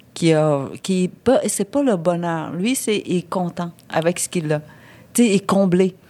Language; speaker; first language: French; early bilingual, other home language; Vietnamese